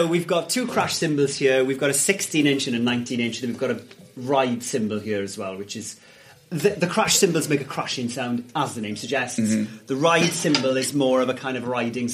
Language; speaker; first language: English; non-native, local second language; Welsh